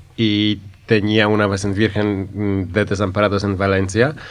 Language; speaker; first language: Spanish; non-native, fluent; Polish